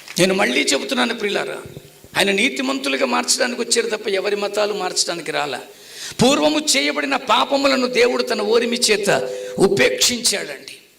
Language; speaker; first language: Telugu; non-native, local second language; Tamil